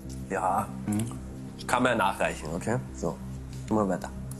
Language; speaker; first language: German; native; German